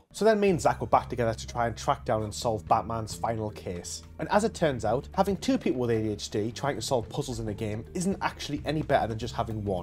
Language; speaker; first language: English; native; English